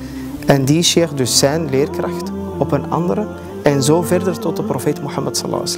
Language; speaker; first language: Dutch; early bilingual, other home language; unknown